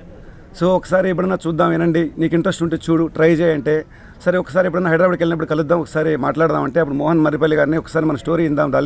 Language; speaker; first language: Telugu; native; Telugu